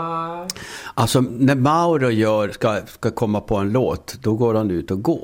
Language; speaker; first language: Swedish; native; Swedish